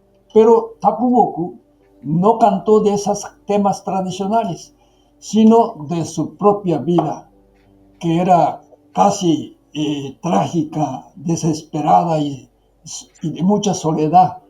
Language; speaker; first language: Spanish; non-native, fluent; Japanese